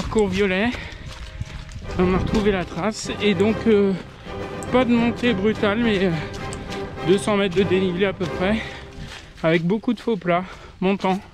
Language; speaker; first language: French; native; French